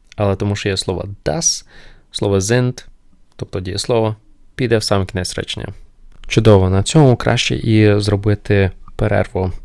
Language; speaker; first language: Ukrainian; non-native, local second language; Russian